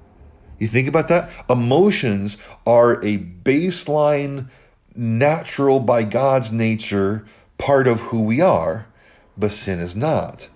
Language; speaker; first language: English; native; English